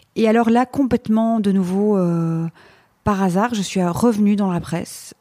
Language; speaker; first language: French; native; French